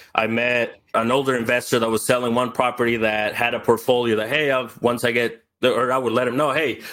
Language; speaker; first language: English; early bilingual, other home language; Spanish